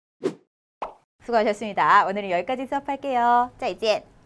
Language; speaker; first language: Chinese; non-native, fluent; Korean